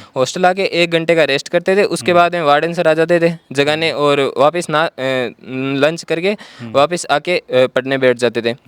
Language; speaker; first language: Hindi; native; Hindi